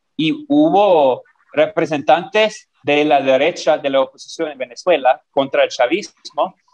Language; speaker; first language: Spanish; non-native, fluent; English